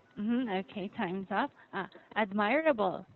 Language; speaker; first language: English; non-native, fluent; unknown